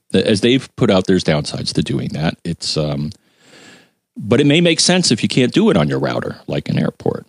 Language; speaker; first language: English; native; English